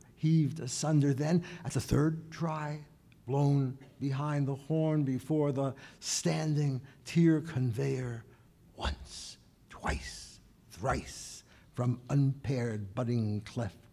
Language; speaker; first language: English; native; English